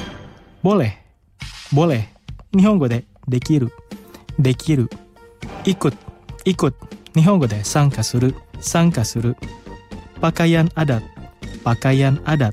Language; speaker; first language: Japanese; non-native, fluent; Indonesian